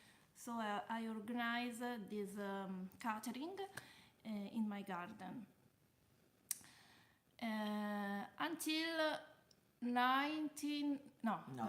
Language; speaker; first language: English; non-native, learner; Italian